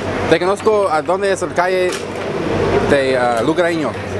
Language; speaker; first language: Spanish; non-native, learner; English